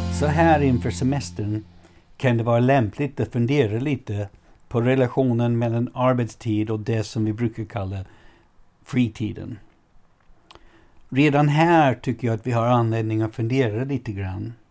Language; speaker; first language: Swedish; non-native, fluent; English